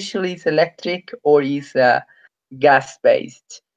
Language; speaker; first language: English; non-native, fluent; Spanish